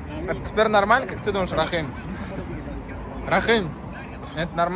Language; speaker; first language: Russian; non-native, fluent; Turkmen